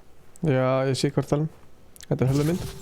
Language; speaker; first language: Icelandic; native; Icelandic